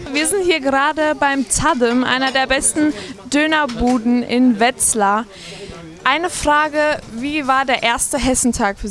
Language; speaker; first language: German; native; German